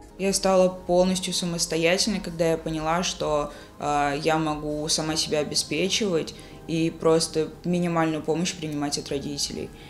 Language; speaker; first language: Russian; native; Russian